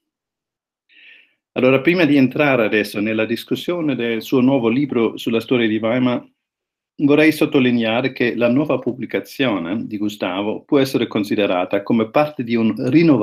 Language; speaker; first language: Italian; non-native, fluent; German